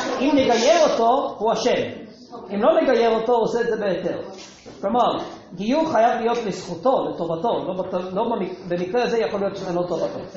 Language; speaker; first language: Hebrew; non-native, fluent; English